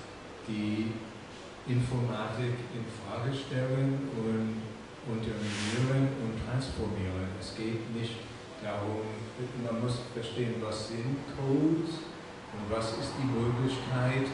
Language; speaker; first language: German; non-native, fluent; English